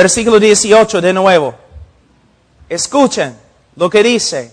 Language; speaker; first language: Spanish; non-native, fluent; English